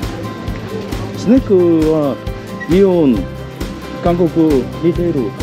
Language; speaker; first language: Japanese; non-native, learner; Korean